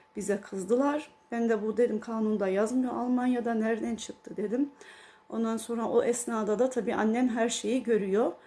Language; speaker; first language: Turkish; early bilingual, heritage; Turkish